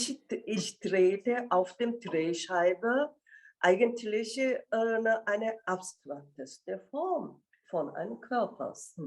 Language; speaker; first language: German; non-native, fluent; Korean